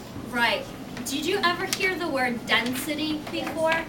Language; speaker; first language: English; native; English